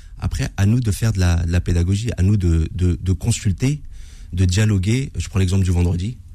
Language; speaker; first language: French; native; French